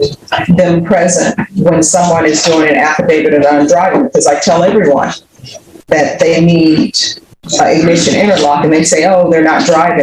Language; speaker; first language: English; native; English